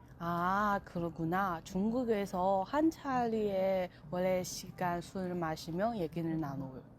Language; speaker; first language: Korean; non-native, learner; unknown